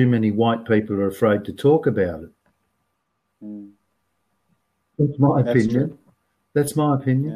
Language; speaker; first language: English; native; English